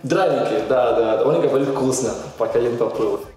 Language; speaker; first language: Russian; non-native, learner; Portuguese